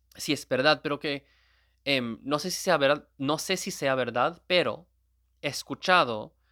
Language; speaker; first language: Spanish; non-native, fluent; Gujarati